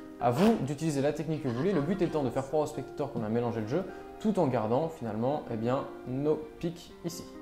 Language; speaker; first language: French; native; French